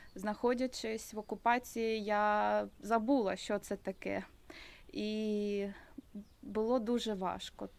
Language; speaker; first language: Ukrainian; native; Ukrainian